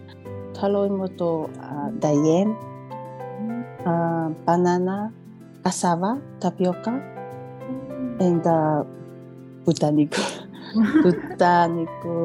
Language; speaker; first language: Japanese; non-native, learner; Tongan